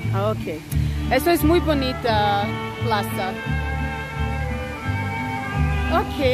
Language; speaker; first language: Spanish; non-native, learner; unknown